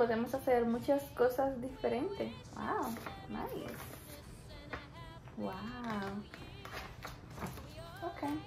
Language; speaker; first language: Spanish; early bilingual, heritage; Spanish